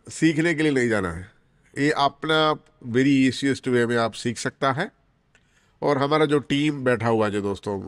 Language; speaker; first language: Hindi; non-native, local second language; Malayalam